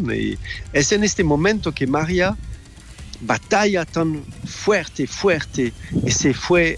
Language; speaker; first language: Spanish; non-native, fluent; French